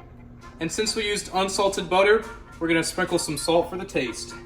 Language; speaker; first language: English; native; English